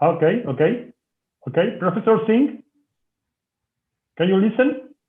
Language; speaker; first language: English; non-native, fluent; Spanish